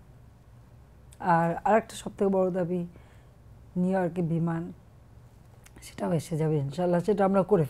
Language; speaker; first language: Bangla; native; Bangla